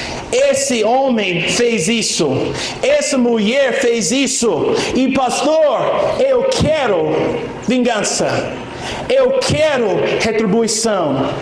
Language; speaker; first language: Portuguese; non-native, fluent; English